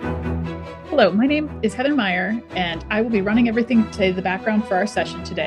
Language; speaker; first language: English; native; English